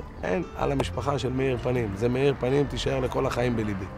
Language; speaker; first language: Hebrew; native; Hebrew